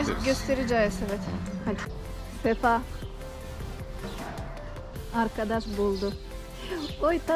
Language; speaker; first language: Turkish; non-native, learner; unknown